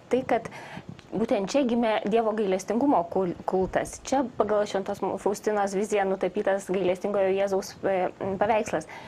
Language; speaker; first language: Lithuanian; native; Lithuanian